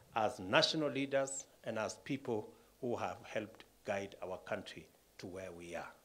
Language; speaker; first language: English; non-native, local second language; Kalenjin